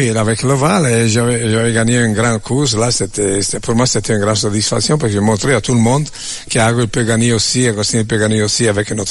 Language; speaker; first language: French; non-native, learner; Italian